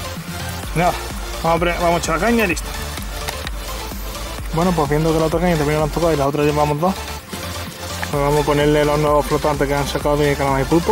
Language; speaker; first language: Spanish; native; Spanish